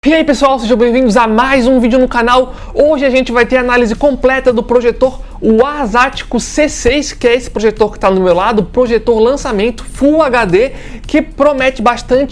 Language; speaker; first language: Portuguese; native; Portuguese